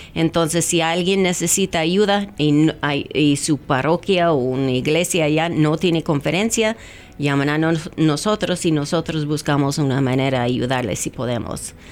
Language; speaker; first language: Spanish; non-native, fluent; English